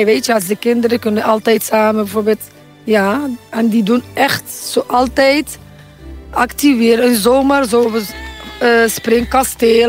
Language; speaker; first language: Dutch; non-native, learner; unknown